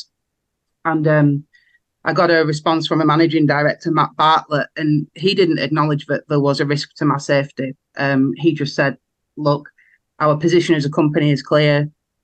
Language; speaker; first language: English; native; English